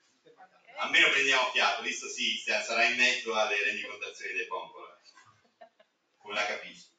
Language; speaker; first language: Italian; native; Italian